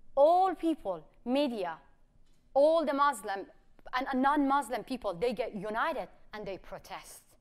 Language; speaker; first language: English; non-native, fluent; Persian